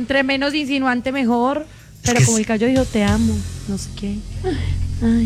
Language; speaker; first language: Spanish; native; Spanish